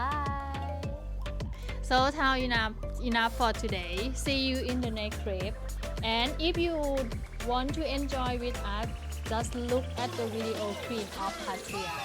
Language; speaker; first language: English; non-native, learner; Thai